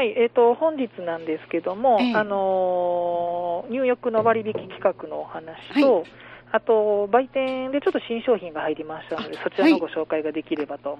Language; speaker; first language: Japanese; native; Japanese